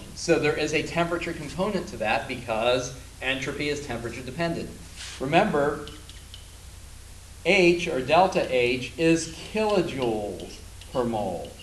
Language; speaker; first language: English; native; English